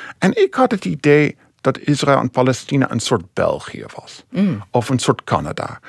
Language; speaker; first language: Dutch; non-native, fluent; English